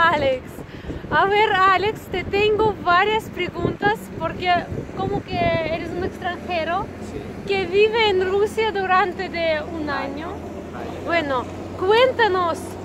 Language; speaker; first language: Spanish; non-native, fluent; Russian